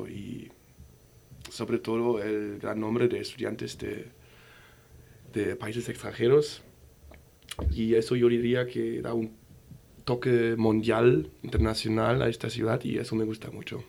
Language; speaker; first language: Spanish; non-native, fluent; German